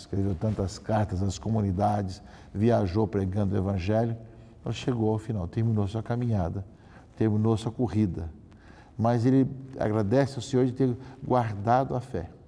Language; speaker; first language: Portuguese; native; Portuguese